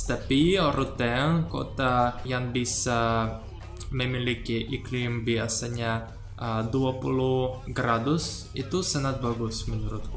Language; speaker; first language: Indonesian; non-native, learner; Russian